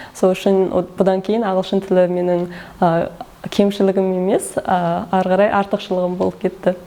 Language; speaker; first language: Kazakh; early bilingual, heritage; Kazakh